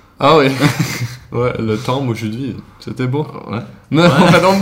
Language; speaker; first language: French; non-native, learner; Swedish